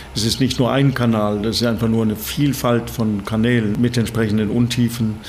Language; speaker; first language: German; non-native, fluent; Norwegian